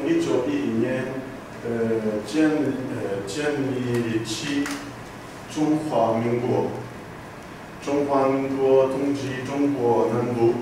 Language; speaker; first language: Chinese; non-native, learner; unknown